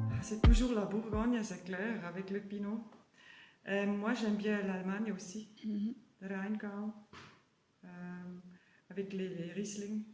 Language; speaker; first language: French; non-native, learner; German